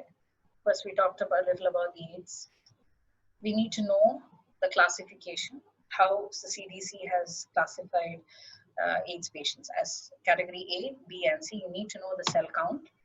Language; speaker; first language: English; non-native, local second language; Malayalam